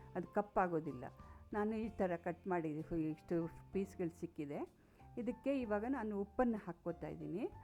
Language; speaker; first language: Kannada; non-native, local second language; Konkani